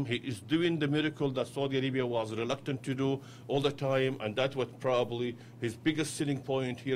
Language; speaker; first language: English; non-native, fluent; Arabic